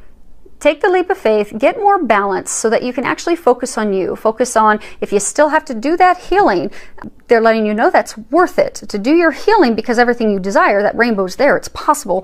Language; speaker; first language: English; native; English